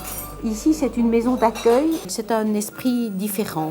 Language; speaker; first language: French; native; French